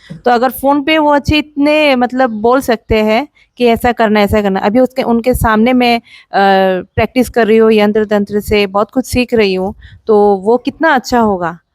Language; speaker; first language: Hindi; non-native, local second language; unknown